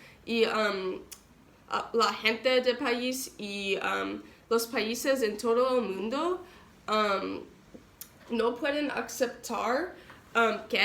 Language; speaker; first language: Spanish; non-native, learner; English